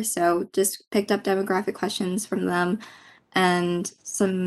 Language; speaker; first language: English; non-native, local second language; Filipino